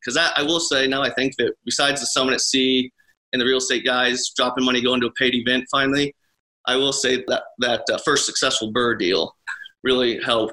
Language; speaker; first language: English; native; English